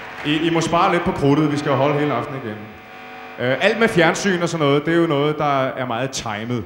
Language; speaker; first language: Danish; native; Danish